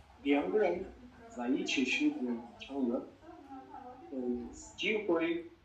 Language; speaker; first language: Chinese; non-native, learner; Azerbaijani